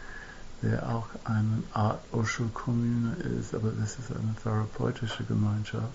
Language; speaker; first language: German; non-native, fluent; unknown